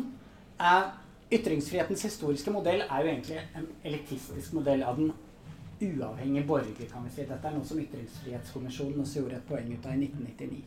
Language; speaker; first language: Norwegian; native; Norwegian